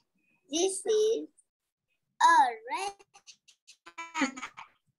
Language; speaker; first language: English; non-native, learner; Vietnamese